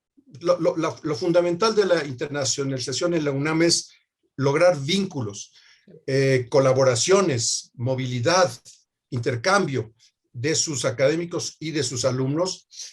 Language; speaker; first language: Spanish; native; Spanish